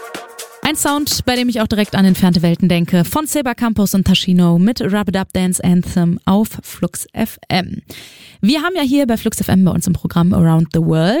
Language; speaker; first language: German; native; German